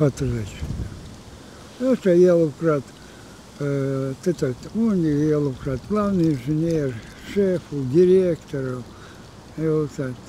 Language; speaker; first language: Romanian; non-native, local second language; Gagauz